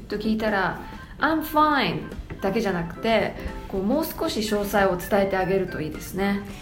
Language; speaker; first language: Japanese; early bilingual, heritage; Japanese